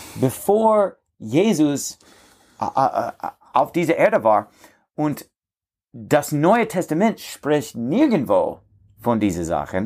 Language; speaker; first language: German; non-native, fluent; English